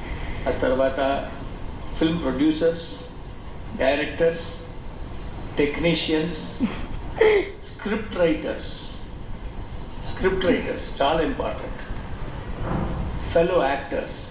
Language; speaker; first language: Telugu; non-native, learner; Tamil